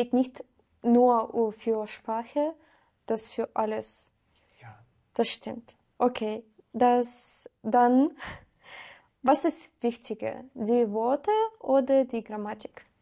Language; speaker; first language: German; non-native, learner; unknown